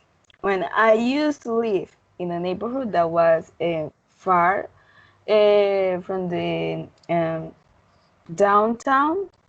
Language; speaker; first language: English; non-native, learner; Spanish